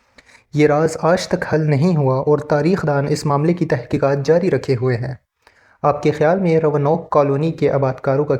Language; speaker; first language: Urdu; native; Urdu